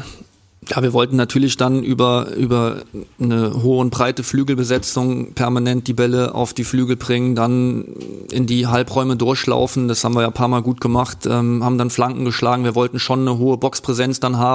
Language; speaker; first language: German; native; German